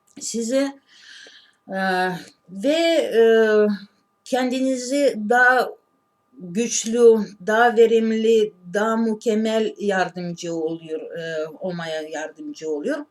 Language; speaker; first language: Turkish; non-native, learner; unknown